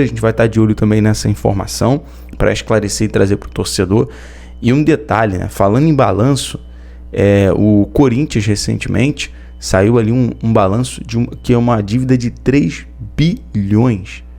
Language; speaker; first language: Portuguese; native; Portuguese